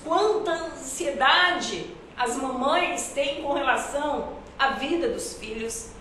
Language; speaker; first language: Portuguese; native; Portuguese